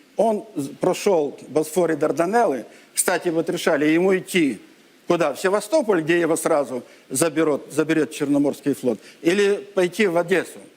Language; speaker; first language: Russian; non-native, local second language; Ukrainian